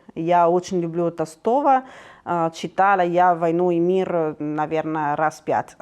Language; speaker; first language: Russian; non-native, fluent; Italian